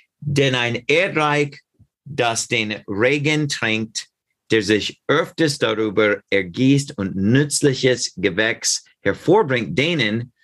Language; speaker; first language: German; non-native, learner; English